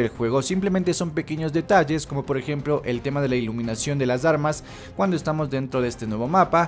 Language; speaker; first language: Spanish; native; Spanish